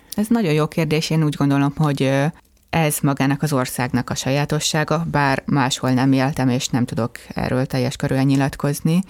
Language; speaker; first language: Hungarian; native; Hungarian